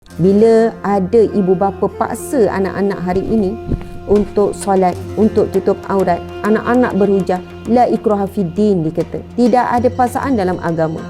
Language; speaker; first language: Malay; native; Malay